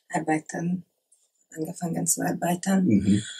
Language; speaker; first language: German; non-native, learner; Hungarian